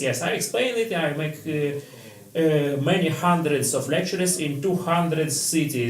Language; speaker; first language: English; non-native, learner; Russian